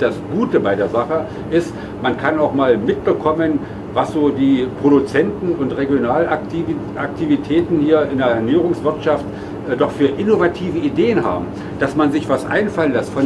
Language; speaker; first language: German; native; German